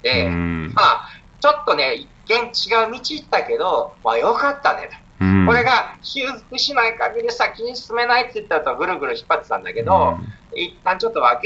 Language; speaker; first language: Japanese; native; Japanese